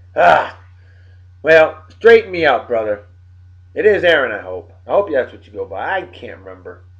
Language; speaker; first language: English; native; English